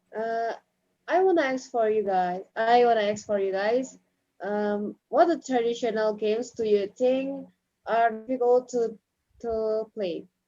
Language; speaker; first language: English; non-native, learner; Indonesian